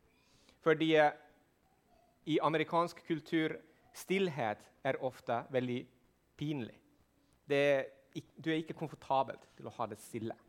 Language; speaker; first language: Swedish; non-native, fluent; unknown